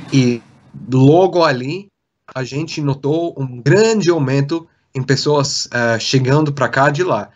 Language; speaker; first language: Portuguese; non-native, fluent; English